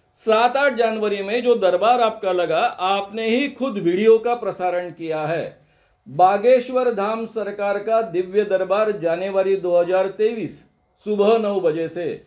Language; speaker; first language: Hindi; non-native, local second language; Marathi